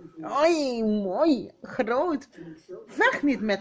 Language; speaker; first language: Dutch; non-native, learner; Spanish